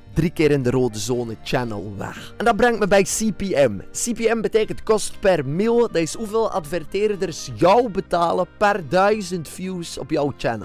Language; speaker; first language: Dutch; native; Dutch